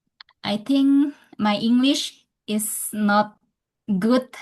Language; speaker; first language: English; non-native, local second language; Indonesian